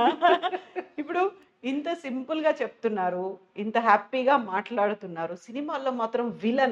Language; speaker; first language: Telugu; native; Telugu